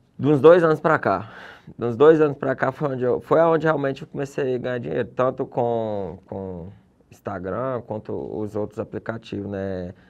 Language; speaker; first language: Portuguese; native; Portuguese